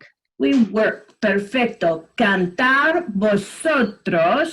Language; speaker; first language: Spanish; non-native, fluent; English